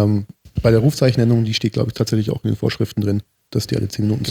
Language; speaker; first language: German; native; German